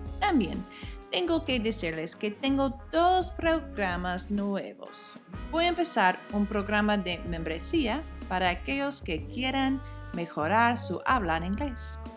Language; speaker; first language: Spanish; non-native, fluent; English